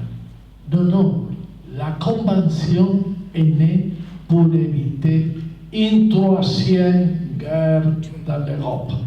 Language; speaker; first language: French; non-native, fluent; Spanish